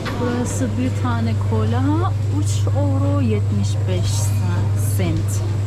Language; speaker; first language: Turkish; non-native, learner; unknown